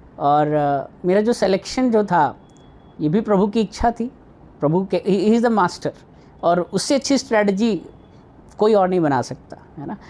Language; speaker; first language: Hindi; native; Hindi